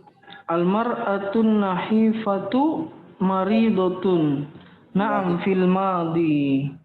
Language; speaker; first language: Arabic; non-native, fluent; Indonesian